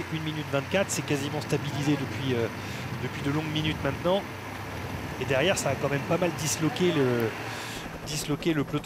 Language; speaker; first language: French; native; French